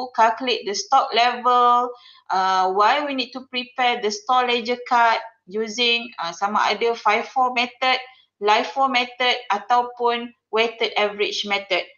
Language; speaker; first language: English; non-native, local second language; Malay